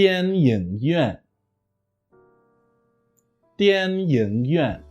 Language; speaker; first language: Chinese; non-native, fluent; English